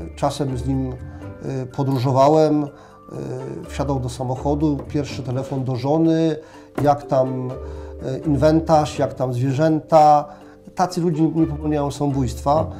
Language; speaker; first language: Polish; native; Polish